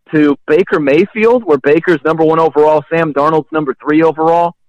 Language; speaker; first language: English; native; English